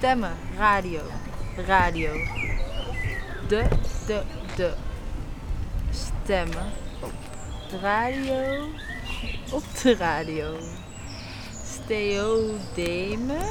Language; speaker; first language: Dutch; native; Dutch